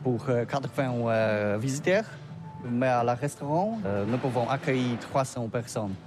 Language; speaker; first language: French; non-native, learner; Polish